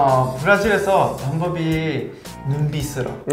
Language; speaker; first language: Korean; non-native, fluent; Portuguese